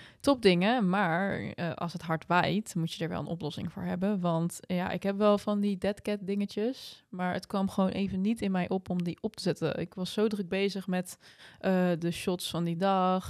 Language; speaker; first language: Dutch; native; Dutch